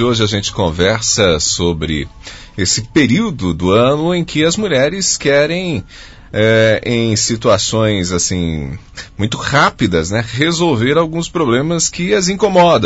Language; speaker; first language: Portuguese; native; Portuguese